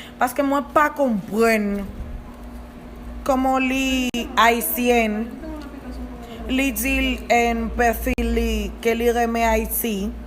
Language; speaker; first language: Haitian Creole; non-native, learner; Spanish